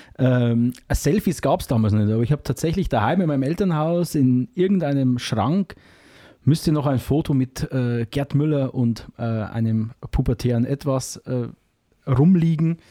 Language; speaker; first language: German; native; German